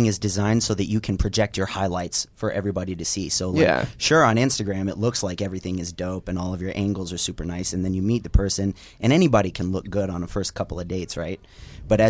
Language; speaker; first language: English; non-native, local second language; Filipino